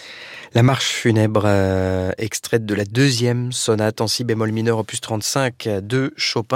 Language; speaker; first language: French; native; French